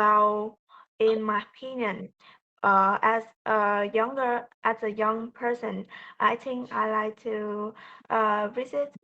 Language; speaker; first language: English; non-native, learner; Vietnamese